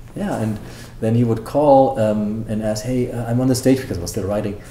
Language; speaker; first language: English; non-native, fluent; German